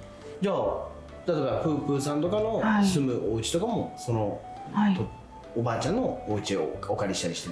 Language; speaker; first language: Japanese; native; Japanese